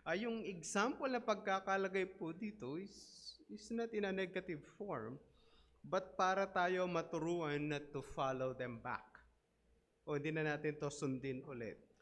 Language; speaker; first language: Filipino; non-native, local second language; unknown